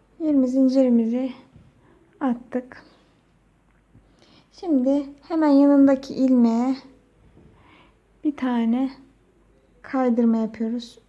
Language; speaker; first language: Turkish; native; Turkish